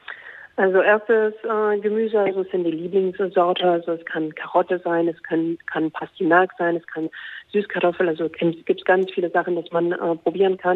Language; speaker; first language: German; non-native, fluent; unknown